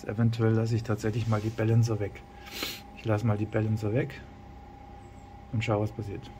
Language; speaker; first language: German; native; German